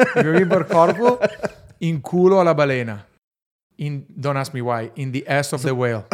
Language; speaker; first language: English; non-native, fluent; Italian